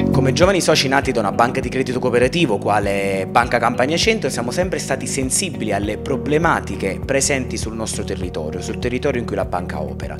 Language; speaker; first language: Italian; native; Italian